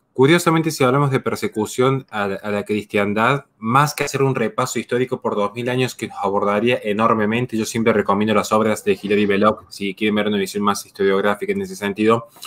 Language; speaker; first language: Spanish; native; Spanish